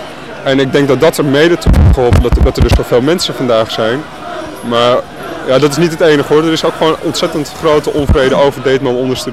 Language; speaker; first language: Dutch; native; Dutch